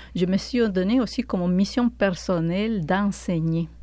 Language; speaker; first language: French; non-native, fluent; Spanish